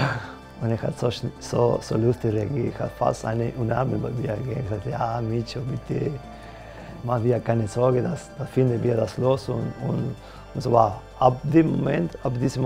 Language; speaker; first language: German; non-native, fluent; Spanish